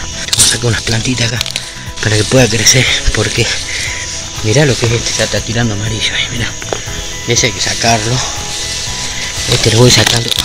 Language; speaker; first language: Spanish; native; Spanish